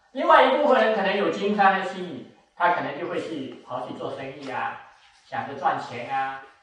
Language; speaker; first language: Chinese; native; Chinese